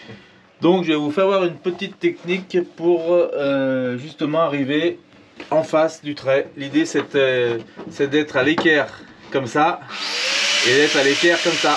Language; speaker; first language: French; native; French